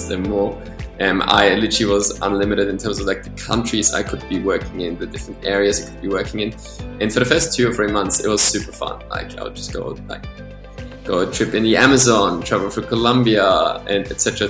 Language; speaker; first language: English; non-native, fluent; Polish